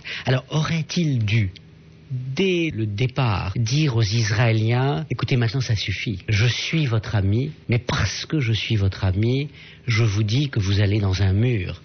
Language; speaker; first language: French; native; French